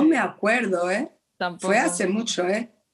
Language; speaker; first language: Spanish; non-native, fluent; Portuguese